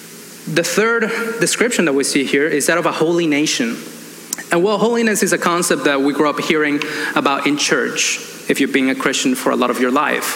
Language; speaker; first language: English; non-native, fluent; Spanish